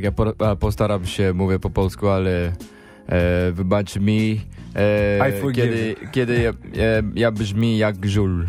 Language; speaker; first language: Polish; non-native, learner; English